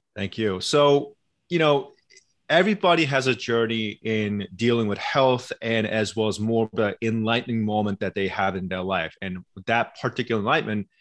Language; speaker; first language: English; early bilingual, other home language; Korean